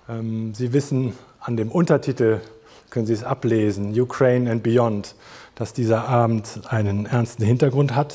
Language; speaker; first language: German; native; German